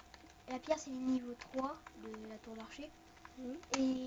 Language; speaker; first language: French; native; French